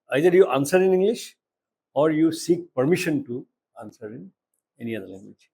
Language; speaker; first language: English; non-native, local second language; Assamese